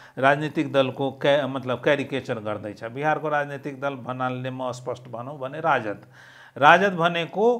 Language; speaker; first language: Nepali; non-native, local second language; Maithili